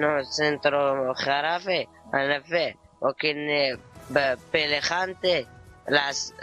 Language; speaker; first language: Spanish; non-native, learner; Arabic